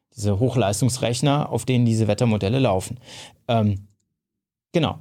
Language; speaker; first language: German; native; German